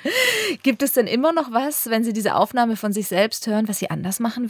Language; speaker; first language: German; native; German